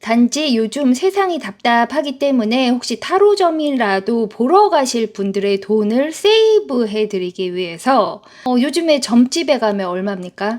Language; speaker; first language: Korean; native; Korean